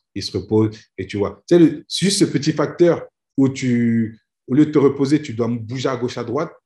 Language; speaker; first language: French; native; French